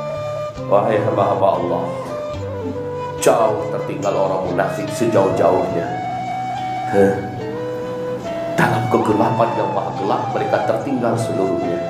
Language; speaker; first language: Indonesian; native; Indonesian